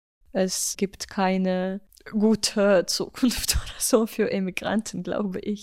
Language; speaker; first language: German; non-native, learner; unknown